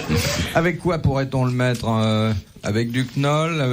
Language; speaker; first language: French; native; French